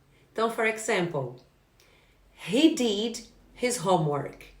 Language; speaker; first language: English; non-native, fluent; Portuguese